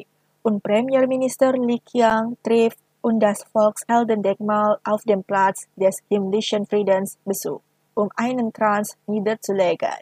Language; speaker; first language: German; non-native, fluent; Indonesian